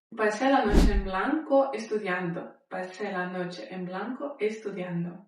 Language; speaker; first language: Spanish; non-native, fluent; Ukrainian